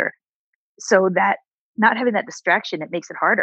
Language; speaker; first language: English; native; English